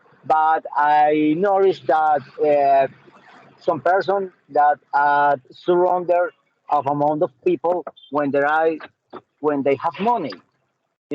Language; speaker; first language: English; non-native, learner; Spanish